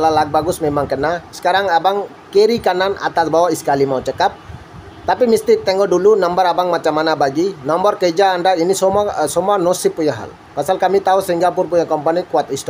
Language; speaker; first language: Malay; non-native, learner; Bangla